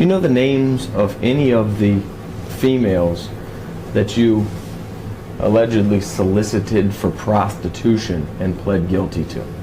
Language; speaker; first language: English; native; English